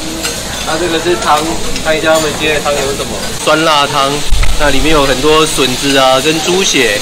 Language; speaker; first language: Chinese; native; Chinese